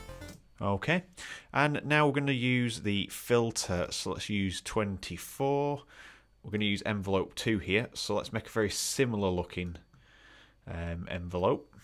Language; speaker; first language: English; native; English